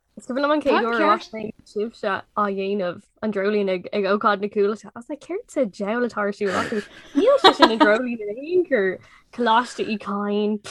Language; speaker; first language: Irish; non-native, local second language; English